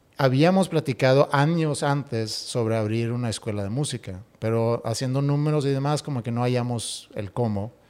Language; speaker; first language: Spanish; non-native, fluent; Swedish